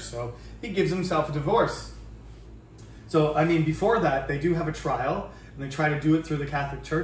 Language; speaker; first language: English; native; English